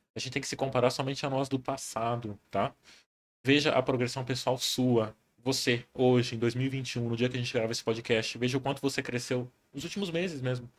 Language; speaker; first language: Portuguese; native; Portuguese